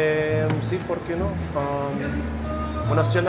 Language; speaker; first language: Spanish; non-native, learner; English